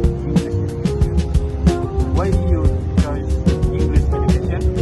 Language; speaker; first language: English; non-native, learner; Indonesian